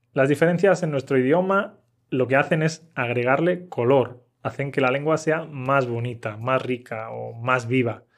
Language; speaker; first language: Spanish; native; Spanish